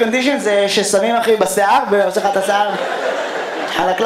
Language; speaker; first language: Hebrew; native; Hebrew